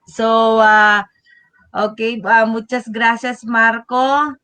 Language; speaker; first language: Spanish; non-native, fluent; Filipino